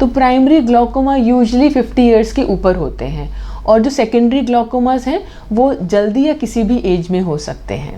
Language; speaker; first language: Hindi; native; Hindi